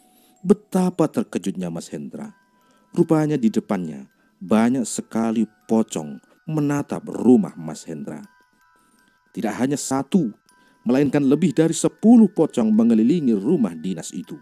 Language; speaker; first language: Indonesian; native; Indonesian